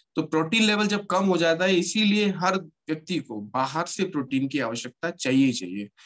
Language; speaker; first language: Hindi; native; Hindi